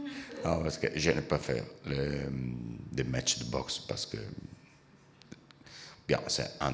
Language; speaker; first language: French; non-native, learner; Italian